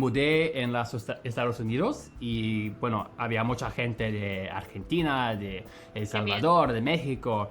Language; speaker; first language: Spanish; non-native, fluent; English